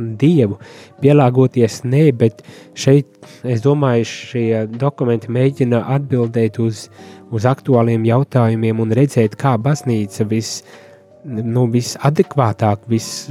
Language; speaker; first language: Latvian; native; Latvian